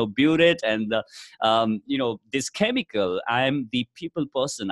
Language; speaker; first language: English; non-native, local second language; Nepali